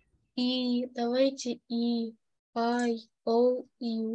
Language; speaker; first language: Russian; native; Russian